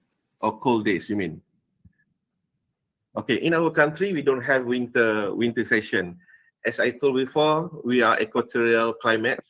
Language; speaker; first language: English; non-native, fluent; Malay